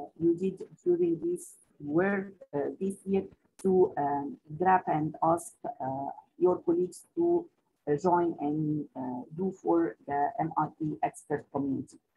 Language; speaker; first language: English; non-native, local second language; Arabic